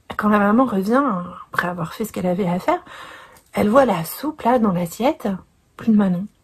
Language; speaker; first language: French; native; French